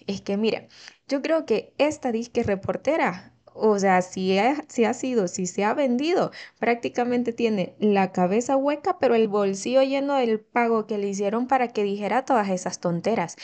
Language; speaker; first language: Spanish; native; Spanish